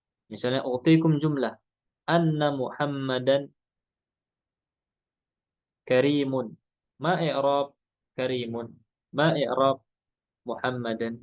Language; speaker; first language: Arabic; non-native, fluent; Indonesian